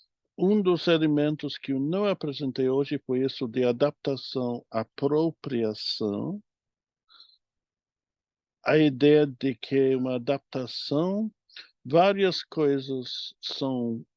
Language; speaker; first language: Portuguese; non-native, fluent; English